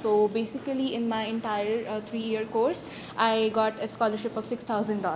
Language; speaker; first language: English; non-native, local second language; Punjabi